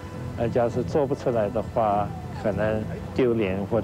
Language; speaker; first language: Chinese; non-native, local second language; Wu Chinese